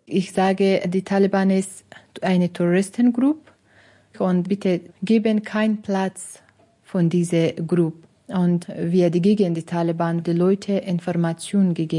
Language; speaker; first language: German; non-native, learner; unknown